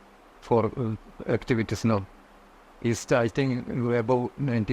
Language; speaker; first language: English; non-native, local second language; Konkani